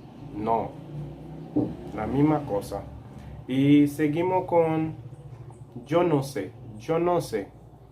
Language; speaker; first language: Spanish; non-native, local second language; Haitian Creole